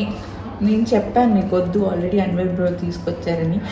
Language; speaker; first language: Telugu; non-native, local second language; Urdu